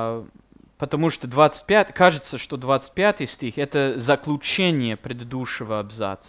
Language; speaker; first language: Russian; non-native, fluent; English